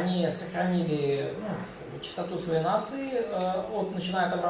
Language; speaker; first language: Russian; native; Russian